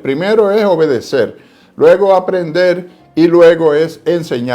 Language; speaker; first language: Spanish; native; Spanish